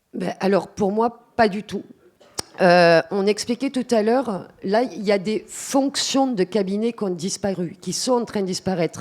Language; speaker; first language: French; native; French